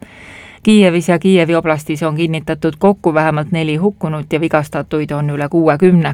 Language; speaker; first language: Estonian; native; Estonian